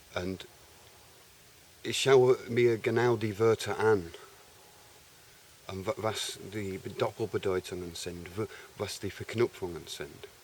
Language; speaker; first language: German; non-native, fluent; English